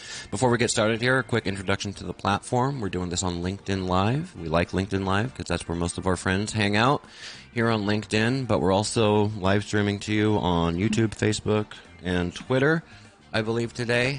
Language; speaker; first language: English; native; English